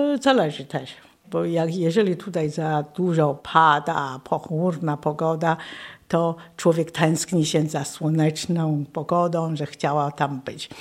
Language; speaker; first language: Polish; non-native, fluent; Chinese